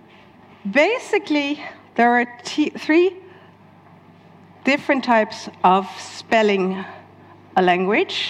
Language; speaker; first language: English; non-native, fluent; Dutch